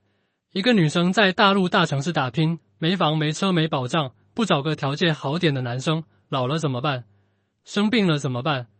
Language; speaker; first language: Chinese; native; Chinese